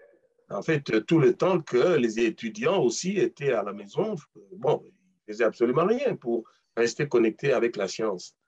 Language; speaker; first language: French; non-native, local second language; Luba-Lulua